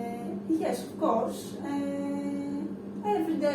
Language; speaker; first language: English; non-native, learner; Greek